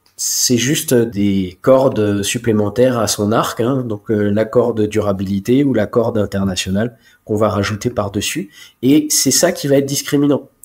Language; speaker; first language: French; native; French